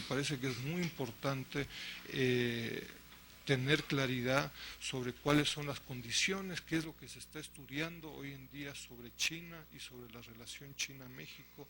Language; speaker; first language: Spanish; native; Spanish